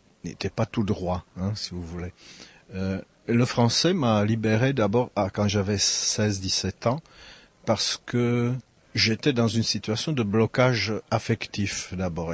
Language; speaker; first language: French; non-native, fluent; Czech